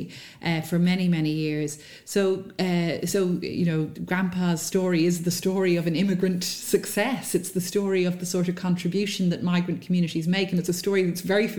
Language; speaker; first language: English; native; English